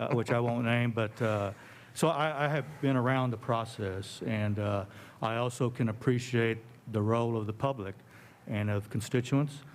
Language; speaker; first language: English; native; English